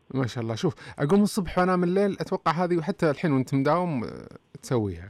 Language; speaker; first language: Arabic; native; Arabic